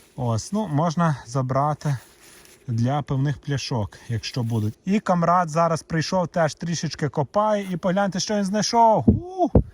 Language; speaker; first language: Ukrainian; native; Ukrainian